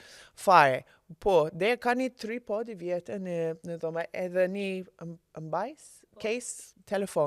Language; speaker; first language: Albanian; non-native, learner; English